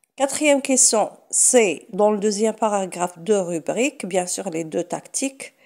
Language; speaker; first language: French; non-native, local second language; Arabic